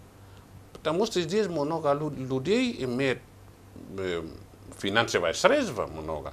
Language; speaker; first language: Russian; non-native, learner; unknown